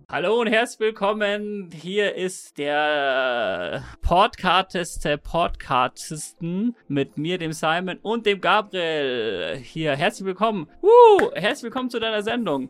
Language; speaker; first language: German; native; German